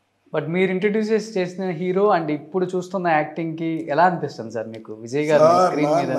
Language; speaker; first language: Telugu; native; Telugu